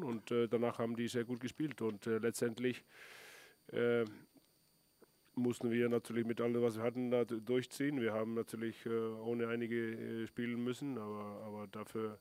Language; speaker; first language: German; non-native, fluent; Icelandic